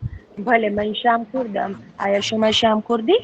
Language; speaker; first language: Persian; non-native, learner; Urdu